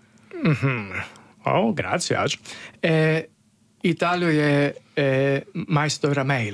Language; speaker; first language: Lithuanian; non-native, learner; Italian